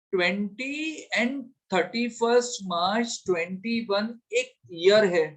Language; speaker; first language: Hindi; non-native, local second language; Gujarati